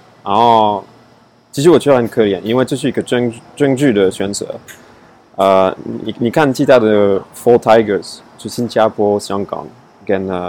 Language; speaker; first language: Chinese; non-native, fluent; French